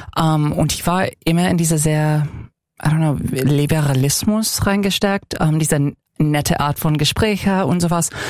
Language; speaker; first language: German; non-native, fluent; English